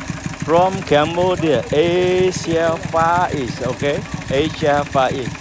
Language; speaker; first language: English; non-native, learner; Khmer